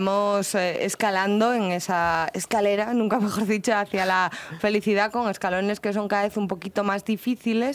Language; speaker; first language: Spanish; native; Spanish